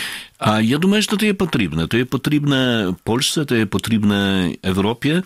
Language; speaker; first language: Ukrainian; non-native, fluent; Polish